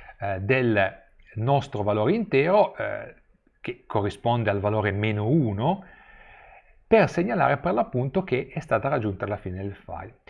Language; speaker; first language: Italian; native; Italian